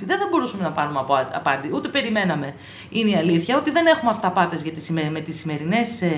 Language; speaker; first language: Greek; native; Greek